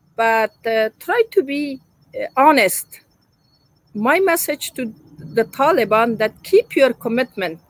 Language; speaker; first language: English; non-native, learner; Persian